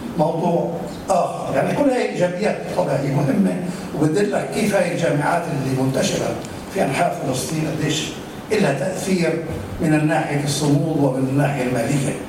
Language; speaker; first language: Arabic; native; Arabic